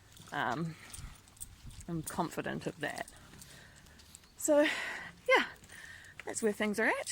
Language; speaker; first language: English; native; English